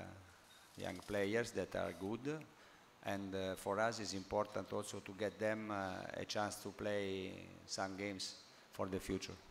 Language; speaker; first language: English; non-native, fluent; Italian